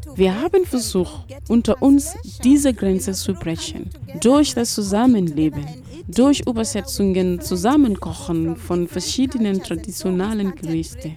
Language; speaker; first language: German; non-native, fluent; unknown